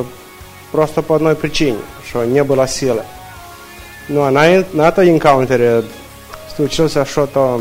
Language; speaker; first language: Russian; early bilingual, heritage; Russian